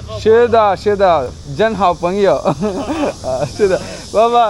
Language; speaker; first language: Chinese; non-native, learner; Malayalam